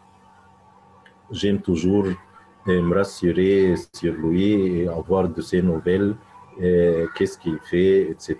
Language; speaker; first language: French; non-native, fluent; Arabic